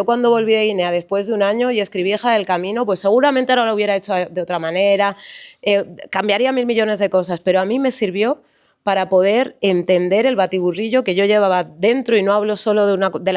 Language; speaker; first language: Spanish; native; Spanish